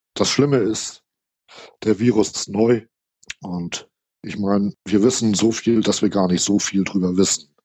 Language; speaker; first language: German; native; German